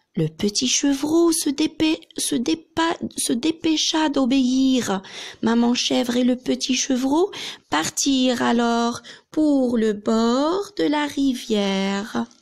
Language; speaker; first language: French; non-native, local second language; Arabic